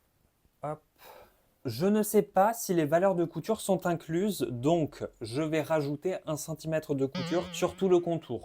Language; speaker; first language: French; native; French